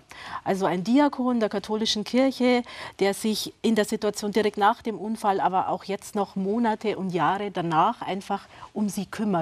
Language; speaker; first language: German; native; German